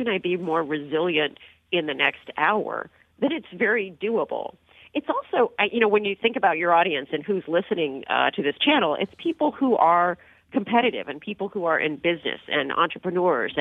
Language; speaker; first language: English; native; English